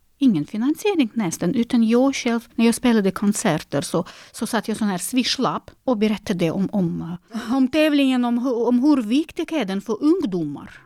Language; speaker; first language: Swedish; non-native, fluent; Russian